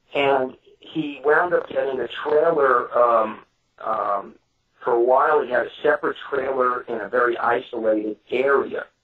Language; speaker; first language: English; native; English